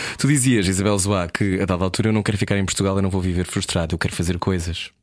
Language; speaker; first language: Portuguese; native; Portuguese